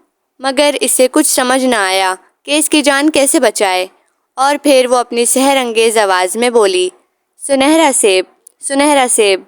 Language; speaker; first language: Urdu; native; Urdu